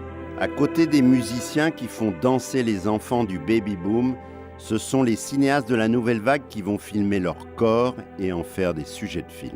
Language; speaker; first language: French; native; French